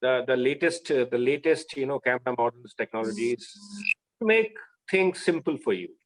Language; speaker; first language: English; non-native, local second language; Hindi